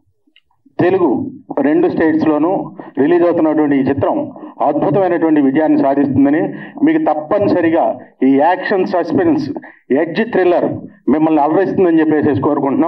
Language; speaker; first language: Telugu; native; Telugu